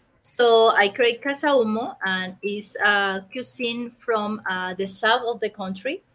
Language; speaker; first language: English; non-native, learner; Spanish